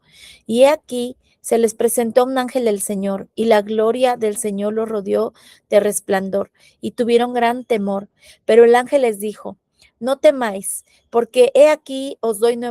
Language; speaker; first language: Spanish; native; Spanish